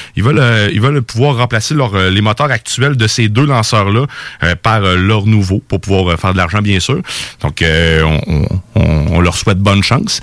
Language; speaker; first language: French; native; French